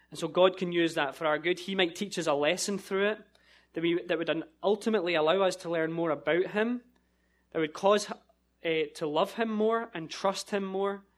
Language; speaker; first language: English; native; English